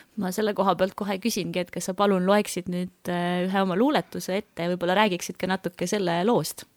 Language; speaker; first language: Estonian; native; Estonian